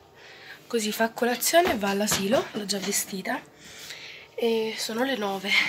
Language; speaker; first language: Italian; native; Italian